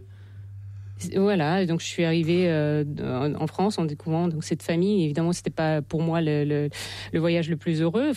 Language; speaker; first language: French; non-native, fluent; Russian